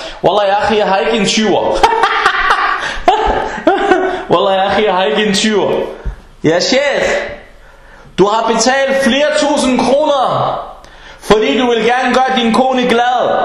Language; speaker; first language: Danish; early bilingual, other home language; Arabic